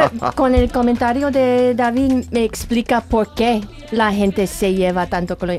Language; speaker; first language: Spanish; non-native, fluent; English